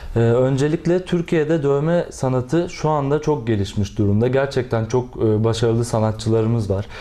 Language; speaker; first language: Turkish; native; Turkish